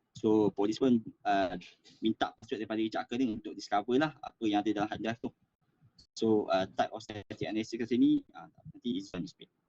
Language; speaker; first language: Malay; native; Malay